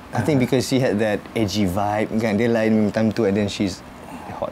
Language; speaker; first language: English; early bilingual, heritage; English